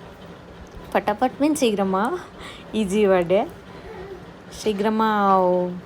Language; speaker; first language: Tamil; non-native, learner; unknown